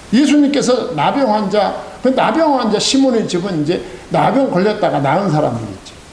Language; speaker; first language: Korean; native; Korean